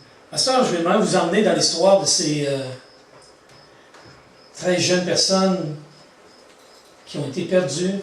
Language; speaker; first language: French; native; French